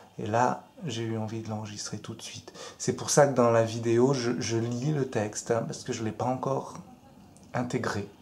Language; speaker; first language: French; native; French